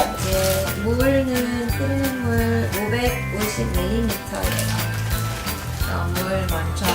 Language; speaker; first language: Korean; non-native, learner; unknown